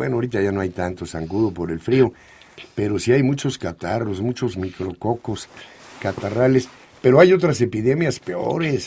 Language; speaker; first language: Spanish; native; Spanish